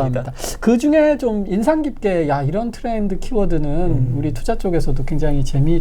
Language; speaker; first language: Korean; native; Korean